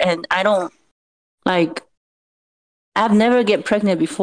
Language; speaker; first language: English; non-native, fluent; Chinese